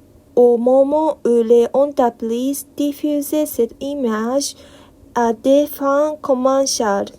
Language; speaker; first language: French; non-native, learner; Japanese